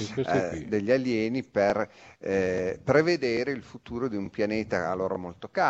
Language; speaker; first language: Italian; native; Italian